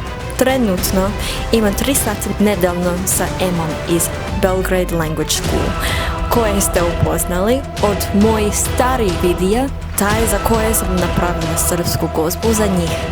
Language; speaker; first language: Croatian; non-native, learner; English